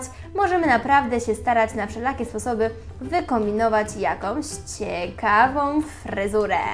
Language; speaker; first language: Polish; native; Polish